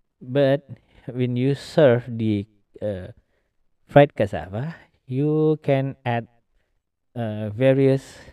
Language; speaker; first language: English; non-native, learner; Indonesian